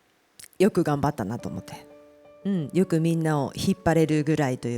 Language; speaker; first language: Japanese; native; Japanese